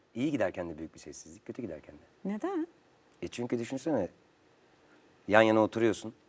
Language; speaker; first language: Turkish; native; Turkish